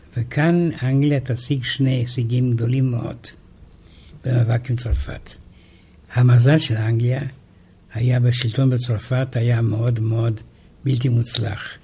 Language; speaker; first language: Hebrew; non-native, fluent; Romanian